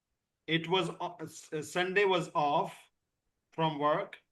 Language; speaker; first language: English; non-native, fluent; Urdu